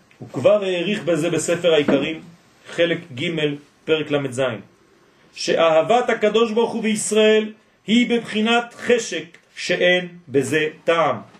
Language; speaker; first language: Hebrew; non-native, fluent; French